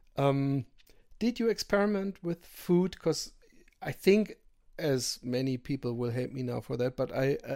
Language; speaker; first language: English; non-native, fluent; German